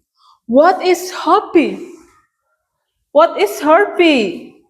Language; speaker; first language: English; non-native, learner; Indonesian